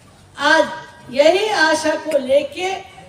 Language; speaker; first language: Hindi; non-native, local second language; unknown